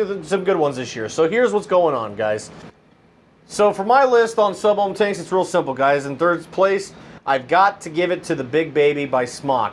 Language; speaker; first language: English; native; English